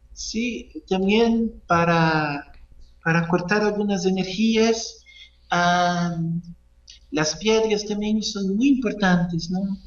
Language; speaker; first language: Spanish; non-native, fluent; Portuguese